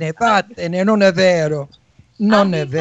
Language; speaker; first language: Italian; early bilingual, heritage; English